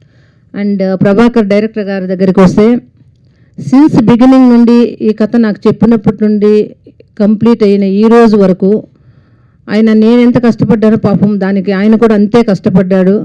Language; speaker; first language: Telugu; native; Telugu